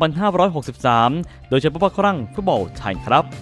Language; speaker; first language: Thai; native; Thai